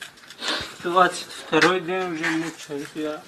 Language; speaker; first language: Russian; non-native, learner; Tajik